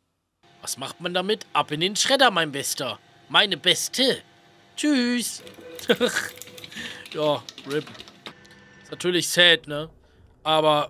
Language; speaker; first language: German; native; German